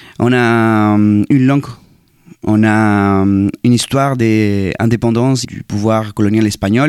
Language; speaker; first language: French; non-native, fluent; Spanish